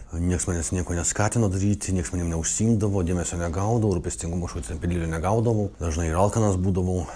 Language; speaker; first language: Lithuanian; native; Lithuanian